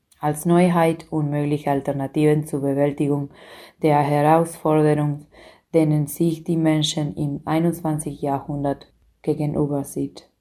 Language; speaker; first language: German; non-native, fluent; Spanish